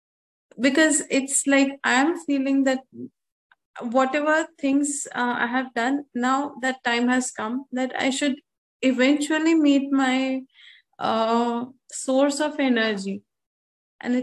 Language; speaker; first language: English; non-native, local second language; Hindi